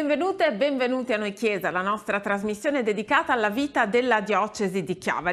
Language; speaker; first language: Italian; native; Italian